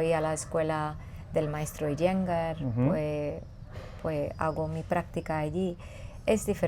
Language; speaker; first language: Spanish; non-native, fluent; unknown